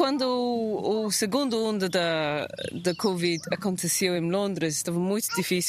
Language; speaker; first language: Portuguese; non-native, learner; English